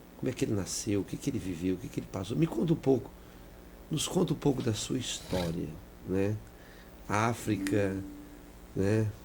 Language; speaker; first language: Portuguese; native; Portuguese